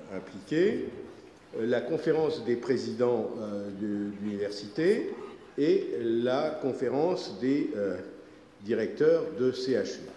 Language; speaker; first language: French; native; French